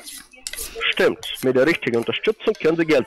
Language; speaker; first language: German; non-native, fluent; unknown